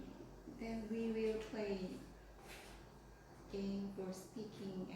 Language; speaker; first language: English; non-native, fluent; Korean